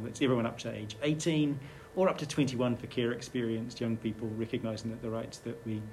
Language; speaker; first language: English; native; English